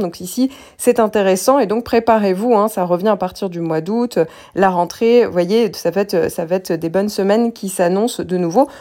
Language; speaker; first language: French; native; French